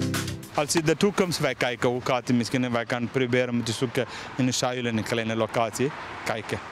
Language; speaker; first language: Dutch; non-native, learner; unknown